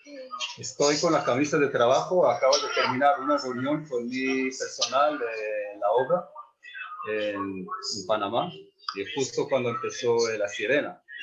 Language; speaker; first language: Spanish; non-native, fluent; Hebrew